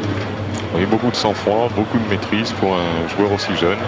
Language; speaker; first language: French; native; French